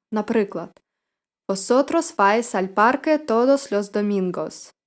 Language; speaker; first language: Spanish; non-native, fluent; Ukrainian